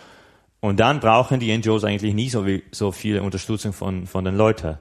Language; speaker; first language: German; non-native, fluent; Slovak